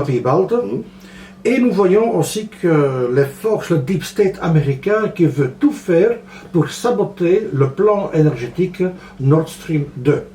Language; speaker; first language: French; non-native, local second language; Dutch